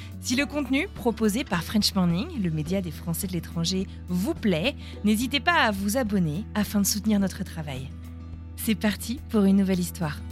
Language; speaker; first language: French; native; French